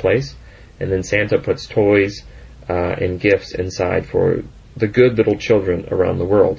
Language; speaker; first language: English; native; English